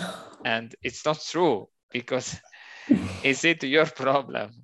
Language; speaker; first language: English; non-native, learner; Italian